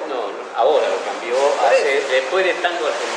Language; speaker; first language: Spanish; native; Spanish